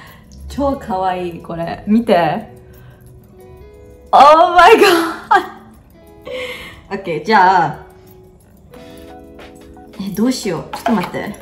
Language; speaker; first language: Japanese; early bilingual, heritage; Japanese